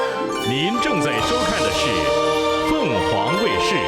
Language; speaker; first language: Chinese; native; Chinese